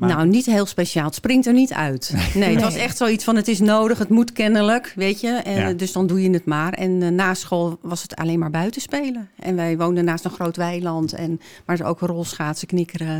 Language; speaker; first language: Dutch; native; Dutch